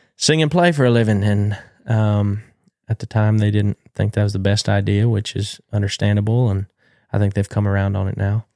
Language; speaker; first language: English; native; English